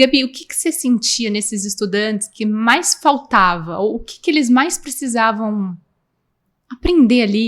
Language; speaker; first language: Portuguese; native; Portuguese